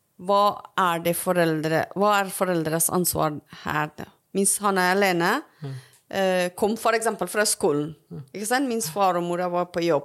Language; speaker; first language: Norwegian; non-native, learner; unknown